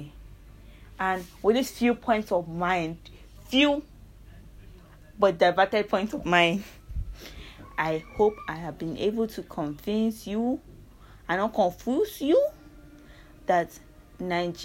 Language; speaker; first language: English; non-native, local second language; Yoruba